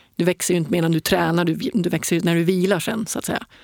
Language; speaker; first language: Swedish; native; Swedish